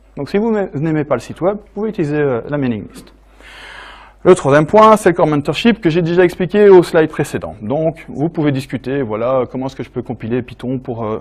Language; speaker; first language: French; native; French